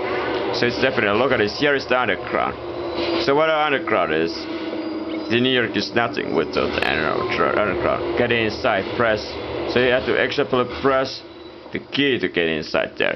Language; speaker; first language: English; non-native, fluent; Italian